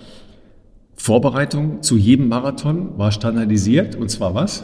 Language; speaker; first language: German; native; German